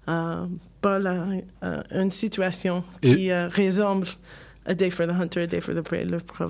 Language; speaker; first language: French; non-native, learner; English